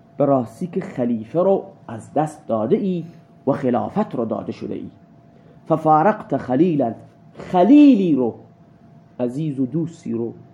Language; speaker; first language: Persian; non-native, local second language; Baluchi